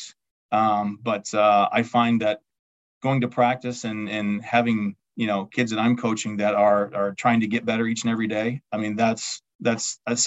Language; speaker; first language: English; native; English